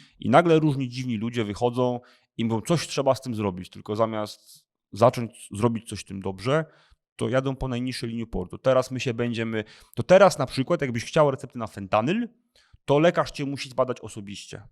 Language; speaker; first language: Polish; native; Polish